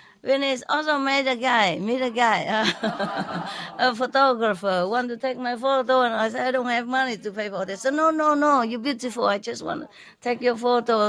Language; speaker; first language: English; non-native, fluent; Vietnamese